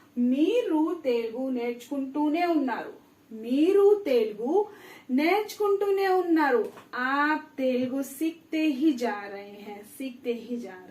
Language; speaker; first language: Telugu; non-native, fluent; Hindi